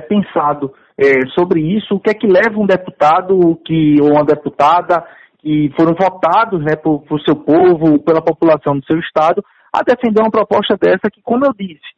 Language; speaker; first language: Portuguese; native; Portuguese